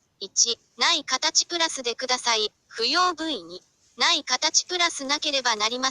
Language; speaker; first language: Japanese; non-native, fluent; Chinese